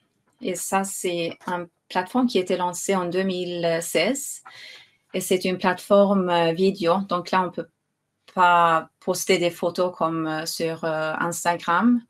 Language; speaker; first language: French; non-native, fluent; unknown